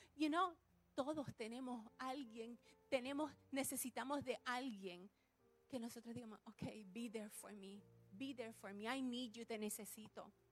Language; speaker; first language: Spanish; early bilingual, heritage; Spanish